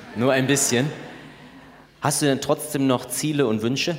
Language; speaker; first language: German; native; German